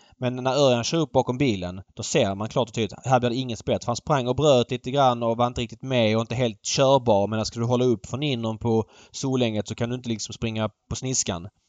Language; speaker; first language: Swedish; native; Swedish